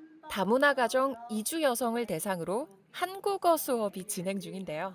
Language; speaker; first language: Korean; native; Korean